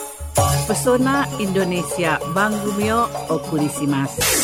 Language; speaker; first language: Japanese; non-native, fluent; Indonesian